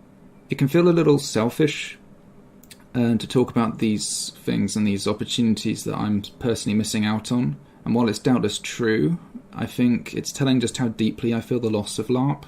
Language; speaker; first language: English; native; English